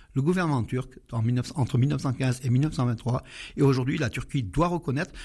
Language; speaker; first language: French; non-native, fluent; Armenian